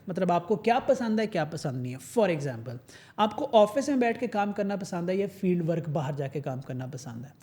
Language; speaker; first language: Urdu; native; Urdu